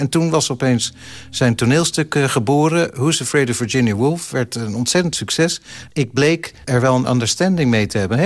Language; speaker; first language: Dutch; native; Dutch